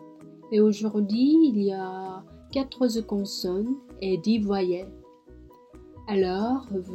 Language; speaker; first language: French; non-native, learner; Korean